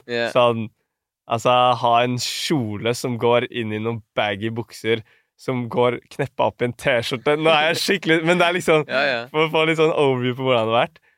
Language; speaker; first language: Norwegian; native; Norwegian